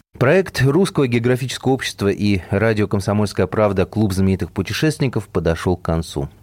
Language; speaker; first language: Russian; native; Russian